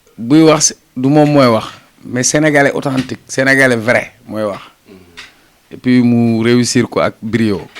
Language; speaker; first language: Wolof; non-native, local second language; Fula